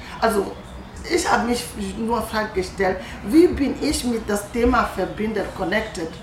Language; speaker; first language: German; non-native, fluent; French